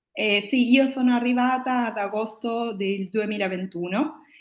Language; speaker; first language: Italian; non-native, fluent; Spanish